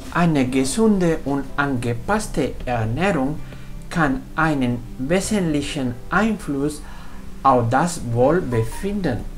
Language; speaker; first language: German; non-native, fluent; Spanish